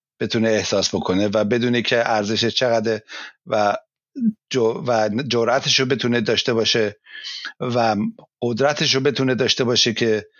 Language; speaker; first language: Persian; native; Persian